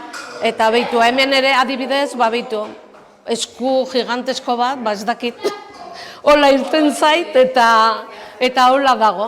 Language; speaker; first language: Basque; non-native, local second language; Spanish